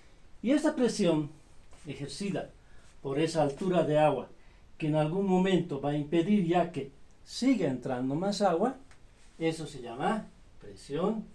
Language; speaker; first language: Spanish; native; Spanish